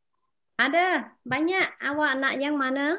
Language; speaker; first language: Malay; non-native, fluent; Vietnamese